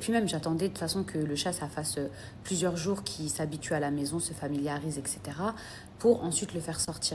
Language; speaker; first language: French; native; French